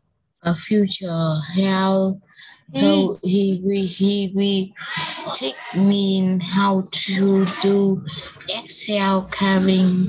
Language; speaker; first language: English; non-native, learner; Vietnamese